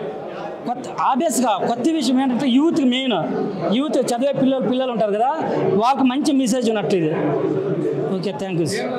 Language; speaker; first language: Telugu; native; Telugu